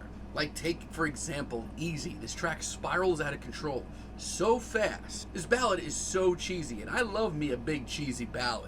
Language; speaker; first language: English; native; English